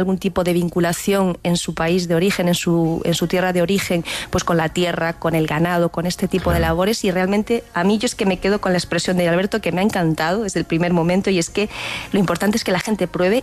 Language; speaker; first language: Spanish; native; Spanish